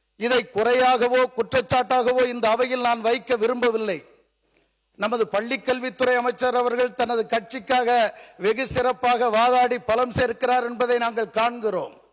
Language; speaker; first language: Tamil; native; Tamil